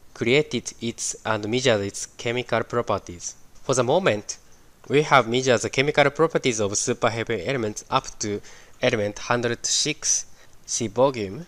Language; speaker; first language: English; non-native, fluent; Japanese